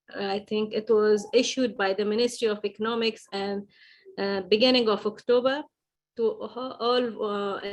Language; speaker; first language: English; non-native, fluent; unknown